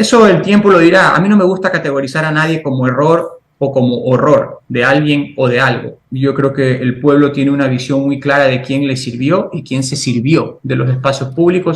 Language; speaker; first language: Spanish; native; Spanish